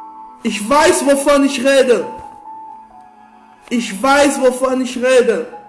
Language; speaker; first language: German; non-native, fluent; French